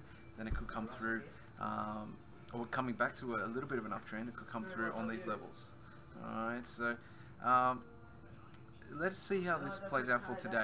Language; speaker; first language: English; native; English